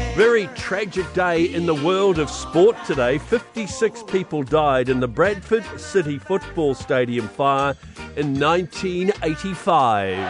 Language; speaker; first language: English; native; English